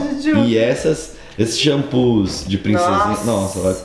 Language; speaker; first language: Portuguese; native; Portuguese